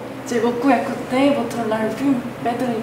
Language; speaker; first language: French; non-native, learner; Korean